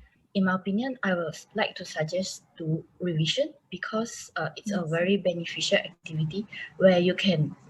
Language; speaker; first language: English; non-native, local second language; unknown